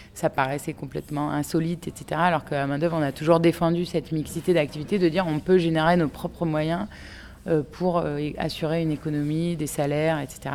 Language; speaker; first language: French; native; French